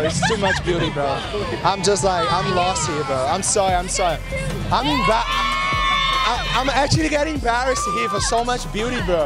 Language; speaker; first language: English; non-native, fluent; Portuguese